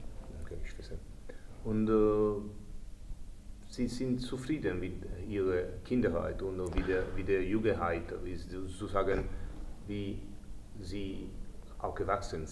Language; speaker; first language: German; non-native, learner; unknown